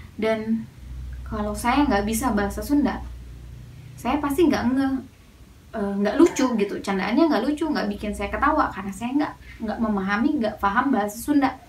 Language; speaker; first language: Indonesian; native; Indonesian